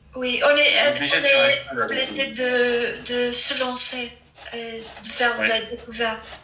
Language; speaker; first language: French; non-native, fluent; English